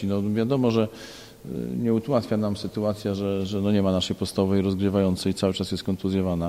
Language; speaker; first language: Polish; native; Polish